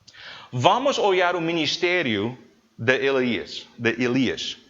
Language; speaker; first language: Portuguese; non-native, learner; English